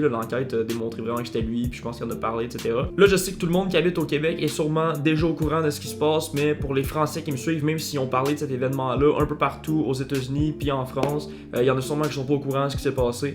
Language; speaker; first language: French; native; French